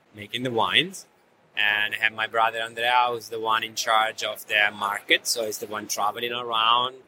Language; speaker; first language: English; non-native, fluent; Italian